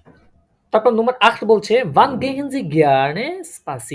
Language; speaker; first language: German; non-native, fluent; Bangla